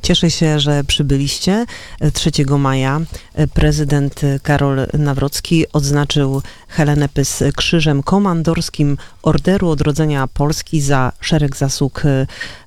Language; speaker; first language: Polish; native; Polish